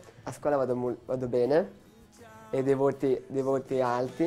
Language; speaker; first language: Italian; early bilingual, other home language; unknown